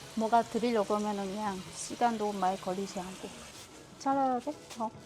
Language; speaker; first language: Korean; non-native, fluent; Vietnamese